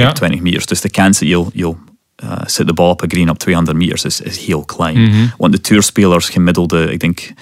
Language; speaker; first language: Dutch; non-native, fluent; English